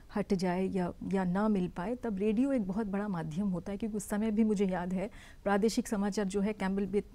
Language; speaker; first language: Hindi; native; Hindi